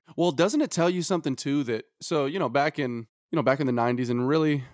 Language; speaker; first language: English; native; English